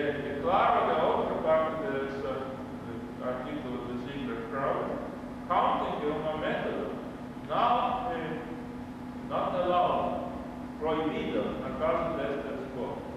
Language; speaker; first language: Portuguese; non-native, learner; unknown